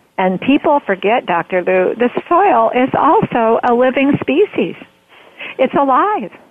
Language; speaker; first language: English; native; English